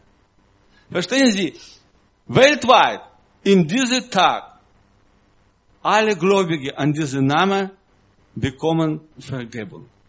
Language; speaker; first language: German; non-native, learner; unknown